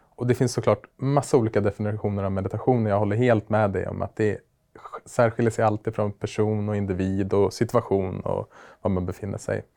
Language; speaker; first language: Swedish; native; Swedish